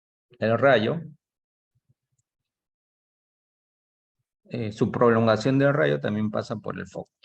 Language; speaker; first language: Spanish; native; Spanish